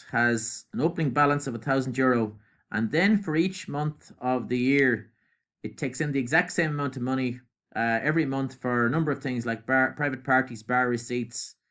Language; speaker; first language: English; native; English